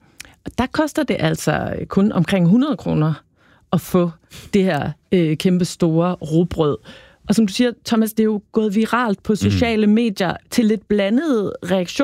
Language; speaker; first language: Danish; native; Danish